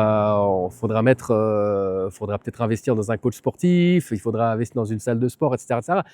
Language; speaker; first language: French; native; French